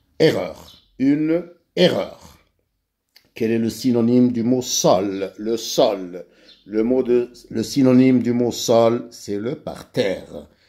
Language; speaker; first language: French; non-native, local second language; Arabic